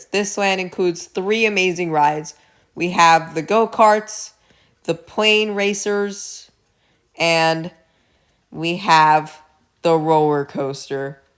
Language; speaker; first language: English; native; English